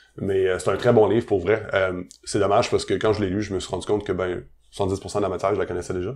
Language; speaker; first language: French; native; French